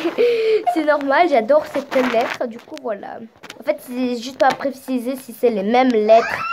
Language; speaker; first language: French; native; French